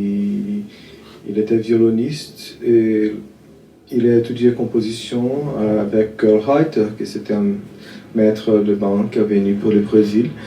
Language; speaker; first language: French; non-native, fluent; Portuguese